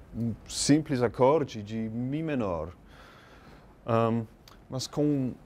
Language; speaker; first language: Portuguese; non-native, learner; English